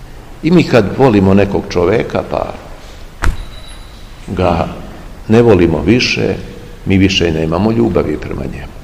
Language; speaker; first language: Serbian; native; Serbian